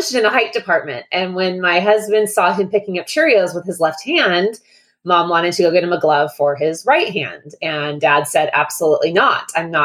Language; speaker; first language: English; native; English